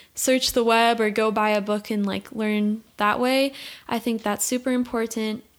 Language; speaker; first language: English; native; English